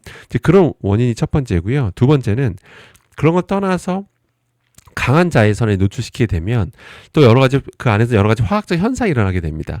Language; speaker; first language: Korean; native; Korean